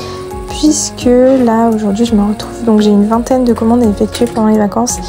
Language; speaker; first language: French; native; French